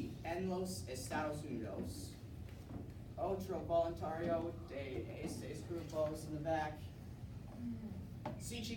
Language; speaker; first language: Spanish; non-native, learner; English